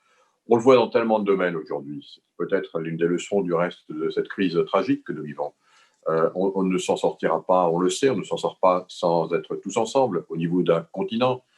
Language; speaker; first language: French; native; French